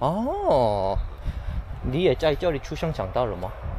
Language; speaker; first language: Chinese; non-native, learner; Korean